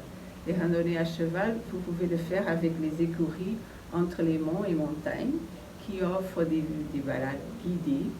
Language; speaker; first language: French; non-native, fluent; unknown